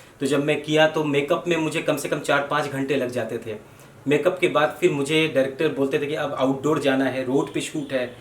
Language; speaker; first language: Hindi; non-native, local second language; Bangla